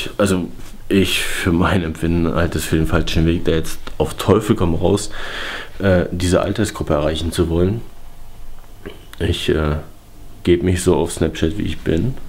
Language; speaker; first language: German; native; German